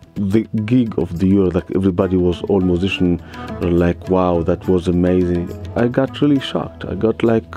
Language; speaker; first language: English; non-native, learner; Arabic